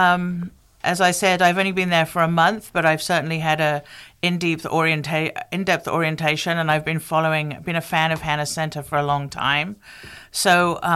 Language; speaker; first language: English; native; English